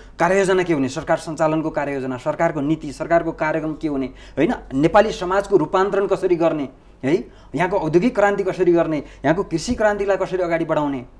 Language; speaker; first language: Nepali; native; Nepali